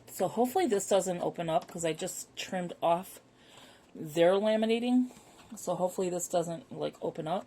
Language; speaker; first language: English; native; English